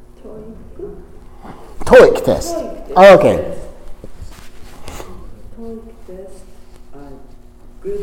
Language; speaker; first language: Japanese; non-native, learner; English